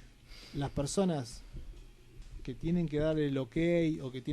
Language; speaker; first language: Spanish; native; Spanish